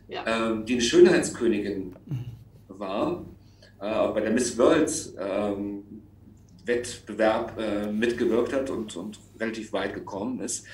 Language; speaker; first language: German; native; German